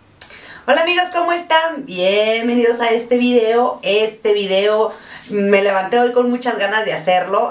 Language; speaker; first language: Spanish; native; Spanish